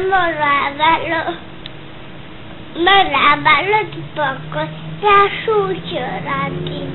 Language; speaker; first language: Spanish; native; Spanish